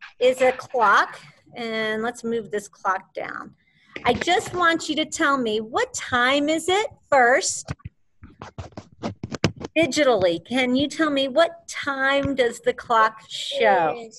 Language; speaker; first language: English; native; English